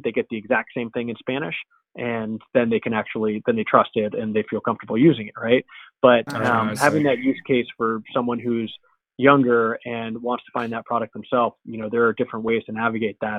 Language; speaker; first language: English; native; English